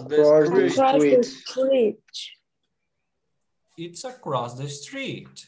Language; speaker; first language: English; non-native, fluent; Portuguese